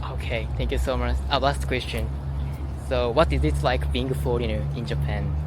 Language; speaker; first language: English; non-native, learner; Japanese